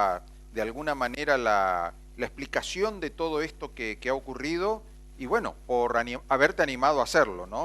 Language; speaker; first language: Spanish; native; Spanish